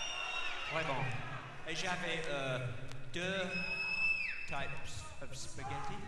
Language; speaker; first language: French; non-native, learner; English